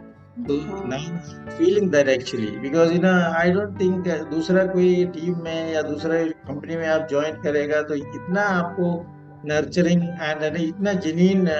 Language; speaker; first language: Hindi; non-native, local second language; Malayalam